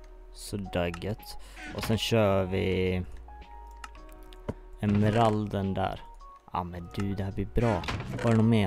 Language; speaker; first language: Swedish; native; Swedish